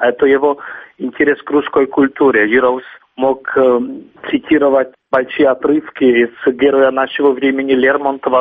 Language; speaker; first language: Russian; non-native, fluent; Czech